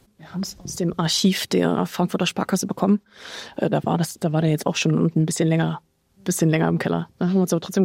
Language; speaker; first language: German; native; German